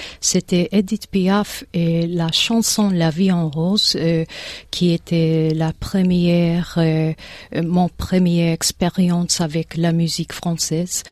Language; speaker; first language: French; non-native, fluent; English